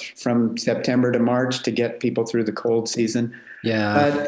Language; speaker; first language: English; native; English